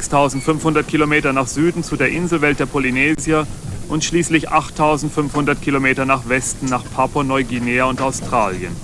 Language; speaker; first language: German; native; German